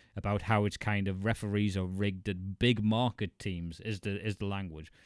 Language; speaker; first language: English; native; English